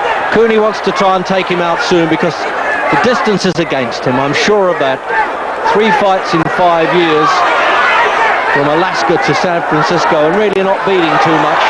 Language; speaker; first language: English; native; English